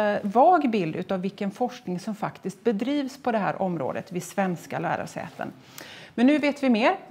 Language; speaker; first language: Swedish; native; Swedish